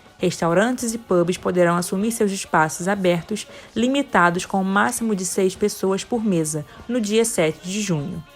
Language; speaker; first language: Portuguese; native; Portuguese